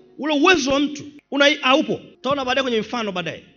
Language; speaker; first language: Swahili; native; Swahili